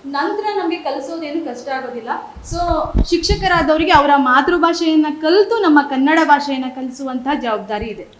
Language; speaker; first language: Kannada; native; Kannada